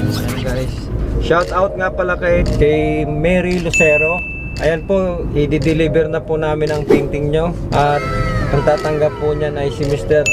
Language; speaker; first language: Filipino; non-native, local second language; Bikol